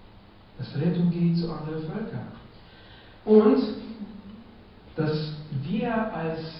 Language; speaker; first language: German; non-native, fluent; Russian